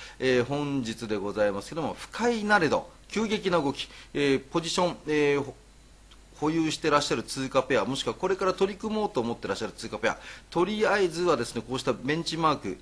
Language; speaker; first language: Japanese; native; Japanese